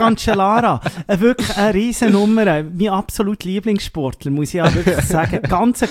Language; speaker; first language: German; native; German